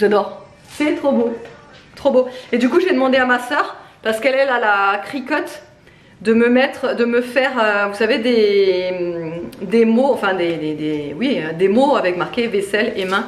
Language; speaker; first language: French; native; French